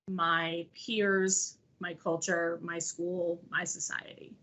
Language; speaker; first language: English; native; English